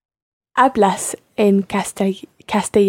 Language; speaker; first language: Spanish; non-native, learner; English